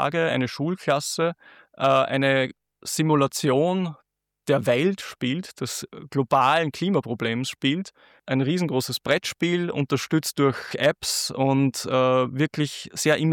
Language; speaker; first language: German; native; German